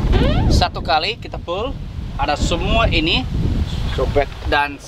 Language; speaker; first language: Indonesian; non-native, fluent; English